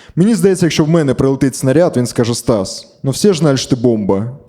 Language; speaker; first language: Ukrainian; native; Ukrainian